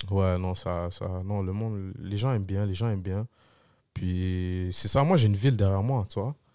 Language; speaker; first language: French; early bilingual, other home language; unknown